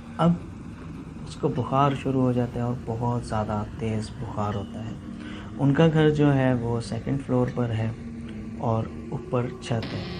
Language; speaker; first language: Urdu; non-native, local second language; Punjabi